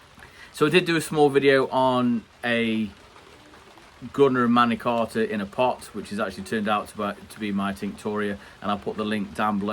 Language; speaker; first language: English; native; English